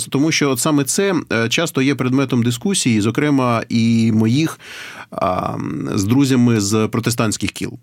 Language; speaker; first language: Ukrainian; native; Ukrainian